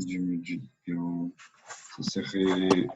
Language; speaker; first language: French; non-native, learner; Spanish